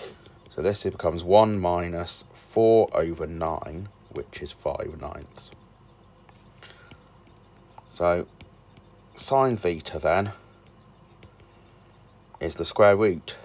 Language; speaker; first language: English; native; English